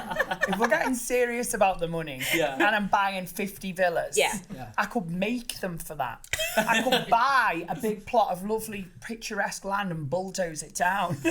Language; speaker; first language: English; native; English